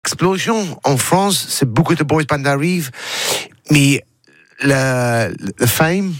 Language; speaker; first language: French; non-native, learner; English